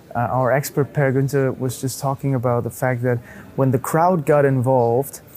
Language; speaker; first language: English; non-native, fluent; German